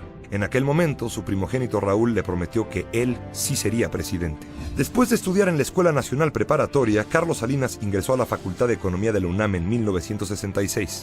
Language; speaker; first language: Spanish; native; Spanish